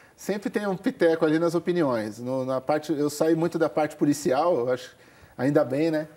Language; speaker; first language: Portuguese; native; Portuguese